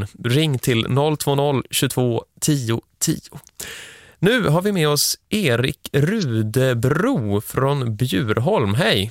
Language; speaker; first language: Swedish; native; Swedish